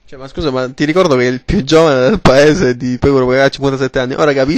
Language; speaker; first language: Italian; native; Italian